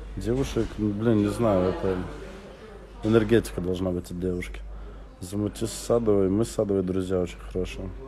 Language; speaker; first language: Russian; native; Russian